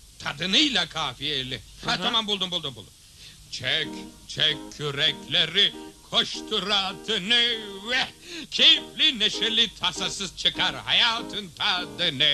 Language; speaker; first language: Turkish; native; Turkish